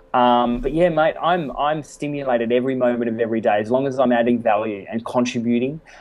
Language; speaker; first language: English; native; English